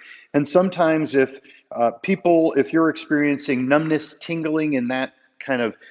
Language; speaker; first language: English; native; English